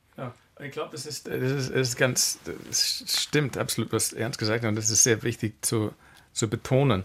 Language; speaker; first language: German; non-native, fluent; English